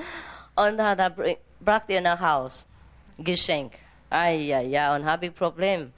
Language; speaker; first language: German; non-native, fluent; Vietnamese